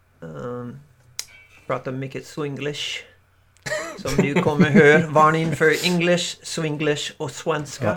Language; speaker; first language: Swedish; non-native, learner; English